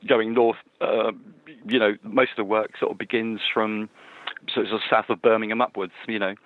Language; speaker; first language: English; native; English